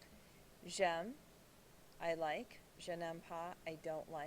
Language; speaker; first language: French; non-native, fluent; English